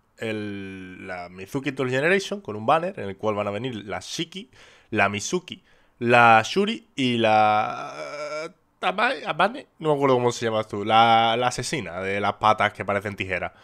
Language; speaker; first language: Spanish; native; Spanish